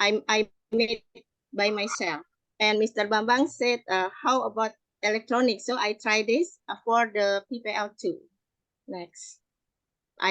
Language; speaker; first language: English; non-native, learner; Indonesian